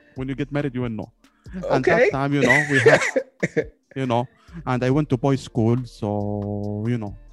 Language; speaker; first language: English; non-native, learner; Arabic